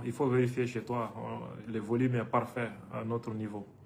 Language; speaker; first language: French; non-native, local second language; Bambara